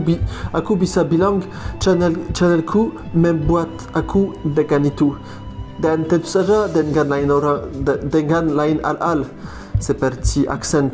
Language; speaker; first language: Indonesian; non-native, learner; French